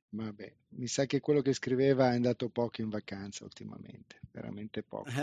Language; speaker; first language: Italian; native; Italian